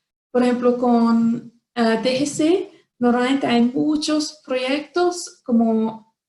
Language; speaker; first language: Spanish; non-native, fluent; English